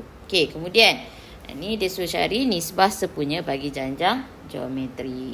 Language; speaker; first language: Malay; native; Malay